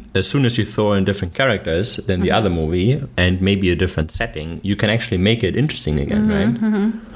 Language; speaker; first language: English; non-native, fluent; German